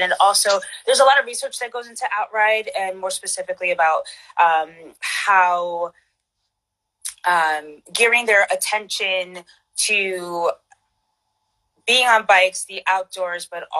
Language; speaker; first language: English; native; English